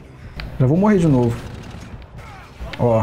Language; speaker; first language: Portuguese; native; Portuguese